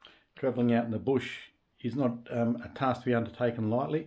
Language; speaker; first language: English; native; English